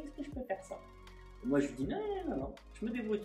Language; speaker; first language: French; native; French